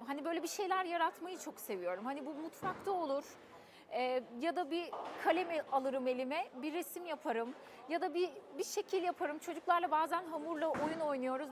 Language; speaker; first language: Turkish; early bilingual, heritage; Turkish